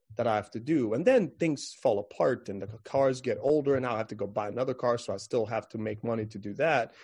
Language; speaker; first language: English; non-native, fluent; Croatian